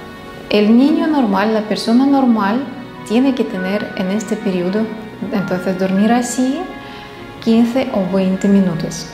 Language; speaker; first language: Spanish; non-native, fluent; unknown